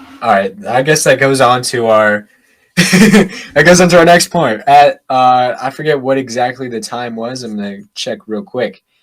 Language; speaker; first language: English; native; English